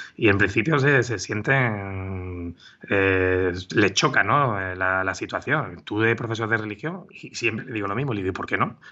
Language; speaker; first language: Spanish; native; Spanish